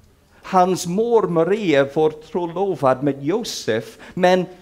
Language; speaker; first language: Swedish; non-native, fluent; English